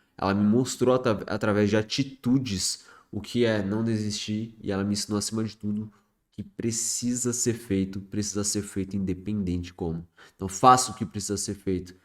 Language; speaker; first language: Portuguese; early bilingual, other home language; French